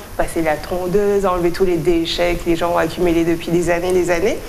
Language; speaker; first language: French; native; French